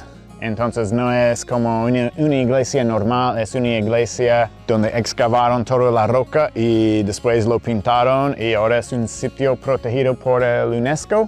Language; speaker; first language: Spanish; non-native, fluent; English